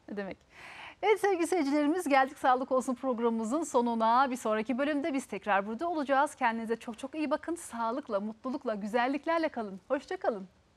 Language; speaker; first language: Turkish; early bilingual, heritage; Turkish